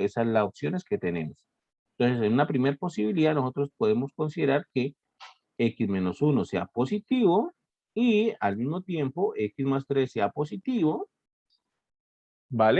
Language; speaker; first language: Spanish; native; Spanish